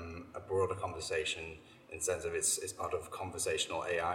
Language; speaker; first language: English; native; English